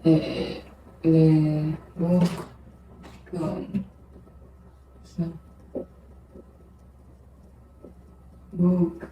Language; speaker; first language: French; non-native, learner; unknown